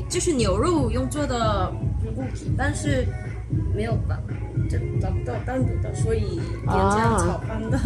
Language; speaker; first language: Chinese; non-native, fluent; Korean